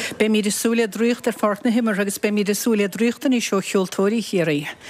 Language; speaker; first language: Irish; native; Irish